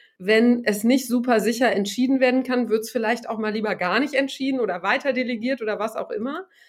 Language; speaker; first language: German; native; German